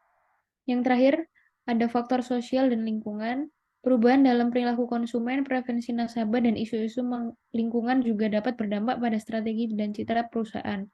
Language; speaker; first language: Indonesian; native; Indonesian